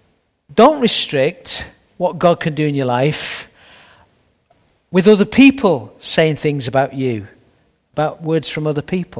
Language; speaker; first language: English; native; English